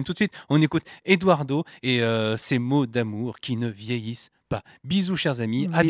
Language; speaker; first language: French; native; French